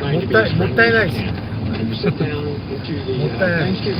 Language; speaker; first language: Japanese; native; Japanese